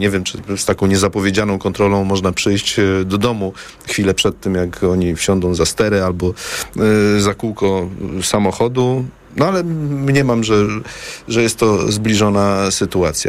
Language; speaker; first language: Polish; native; Polish